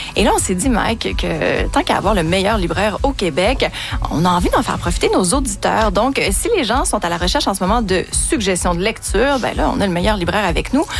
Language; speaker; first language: French; native; French